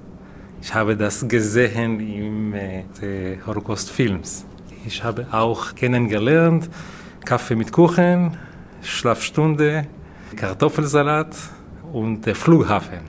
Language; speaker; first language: German; non-native, learner; Hebrew